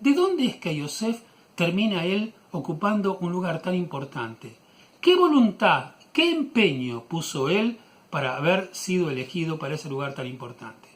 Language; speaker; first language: Spanish; native; Spanish